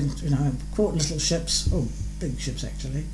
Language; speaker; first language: English; native; English